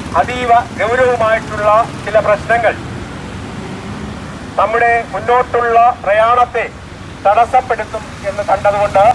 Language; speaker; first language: Malayalam; native; Malayalam